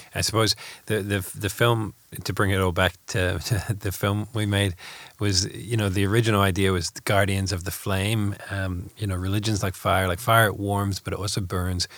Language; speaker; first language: English; native; English